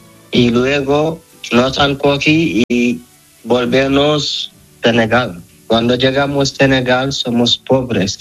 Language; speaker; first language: Spanish; non-native, learner; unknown